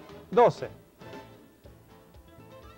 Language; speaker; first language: Spanish; non-native, fluent; English